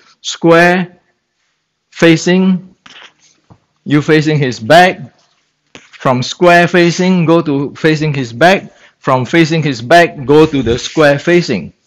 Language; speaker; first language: English; non-native, fluent; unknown